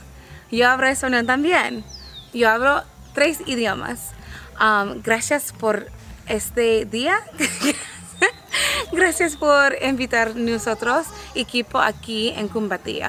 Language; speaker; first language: Spanish; non-native, learner; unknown